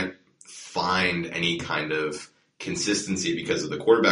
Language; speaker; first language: English; native; English